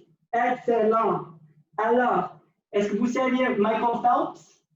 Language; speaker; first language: French; non-native, local second language; English